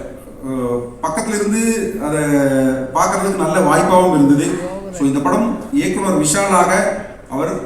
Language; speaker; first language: Tamil; native; Tamil